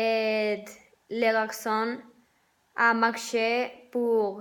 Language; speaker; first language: French; non-native, learner; Spanish